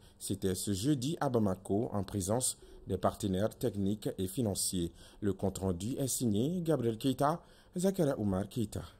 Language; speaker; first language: French; non-native, local second language; Bambara